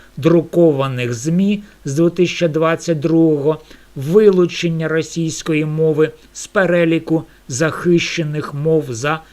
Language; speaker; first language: Ukrainian; non-native, local second language; Russian